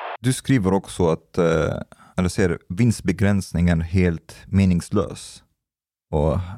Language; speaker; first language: Swedish; native; Swedish